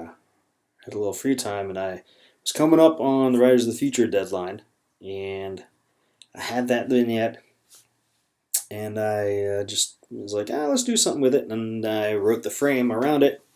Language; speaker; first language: English; native; English